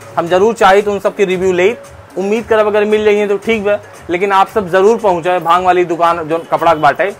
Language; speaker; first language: Hindi; native; Hindi